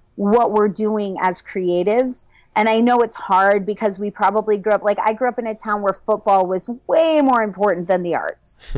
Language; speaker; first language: English; native; English